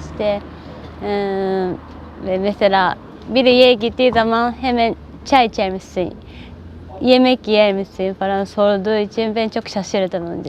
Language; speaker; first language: Turkish; non-native, learner; Japanese